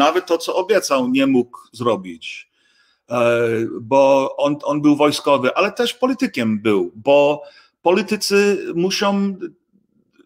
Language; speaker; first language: Polish; early bilingual, heritage; English